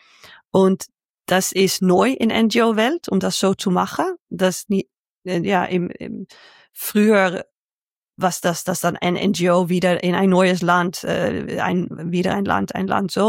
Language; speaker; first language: German; non-native, learner; Dutch